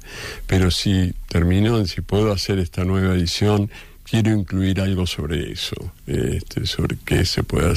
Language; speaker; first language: Spanish; native; Spanish